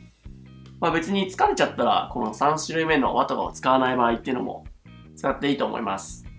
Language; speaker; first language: Japanese; native; Japanese